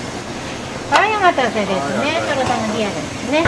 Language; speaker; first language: Japanese; native; Japanese